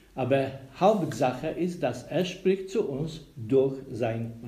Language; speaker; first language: German; non-native, learner; Polish